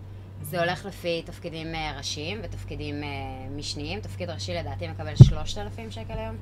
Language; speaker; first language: Hebrew; native; Hebrew